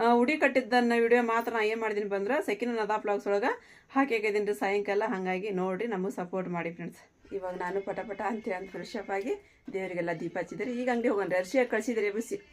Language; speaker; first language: Kannada; non-native, local second language; Urdu